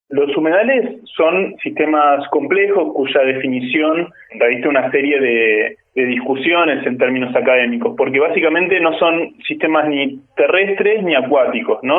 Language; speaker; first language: Spanish; native; Spanish